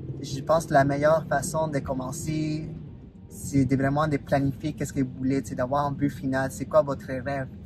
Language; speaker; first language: French; non-native, fluent; Spanish